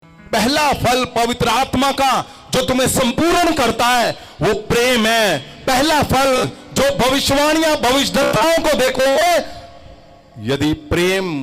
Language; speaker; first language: Hindi; non-native, local second language; Punjabi